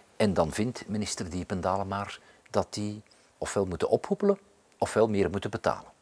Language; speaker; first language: Dutch; native; Dutch